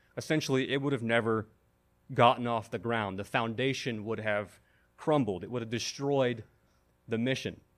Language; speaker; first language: English; native; English